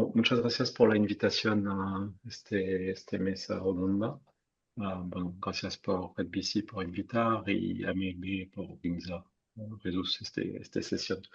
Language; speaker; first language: Spanish; non-native, fluent; French